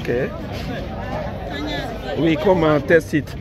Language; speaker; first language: English; non-native, learner; Lingala